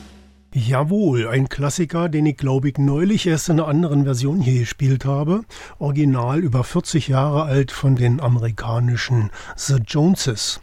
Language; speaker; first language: German; native; German